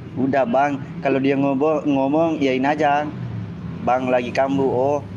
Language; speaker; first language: Indonesian; non-native, local second language; Buginese